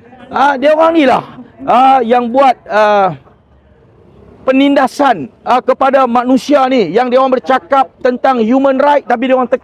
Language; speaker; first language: Malay; native; Malay